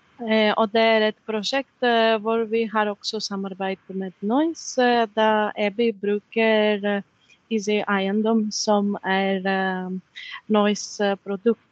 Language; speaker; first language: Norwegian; non-native, fluent; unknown